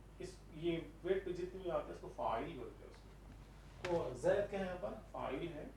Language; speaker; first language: Urdu; native; Urdu